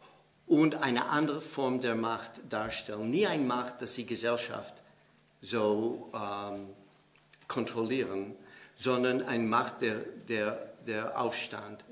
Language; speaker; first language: German; non-native, fluent; English